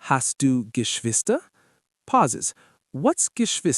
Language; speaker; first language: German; non-native, learner; English